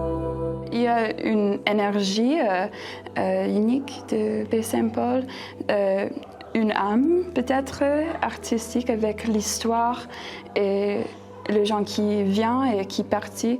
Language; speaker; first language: French; non-native, learner; English